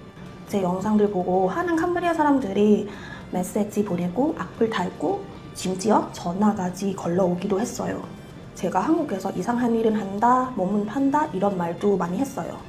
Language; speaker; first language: Korean; non-native, fluent; Thai